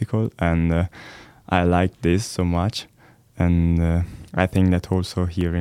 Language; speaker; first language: English; non-native, learner; Italian